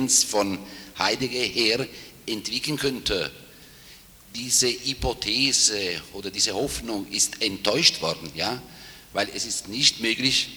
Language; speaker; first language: German; non-native, fluent; Italian